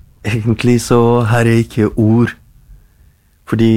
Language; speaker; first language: Norwegian; non-native, learner; Kurdish